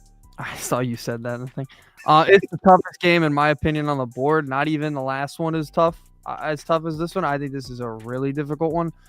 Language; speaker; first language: English; native; English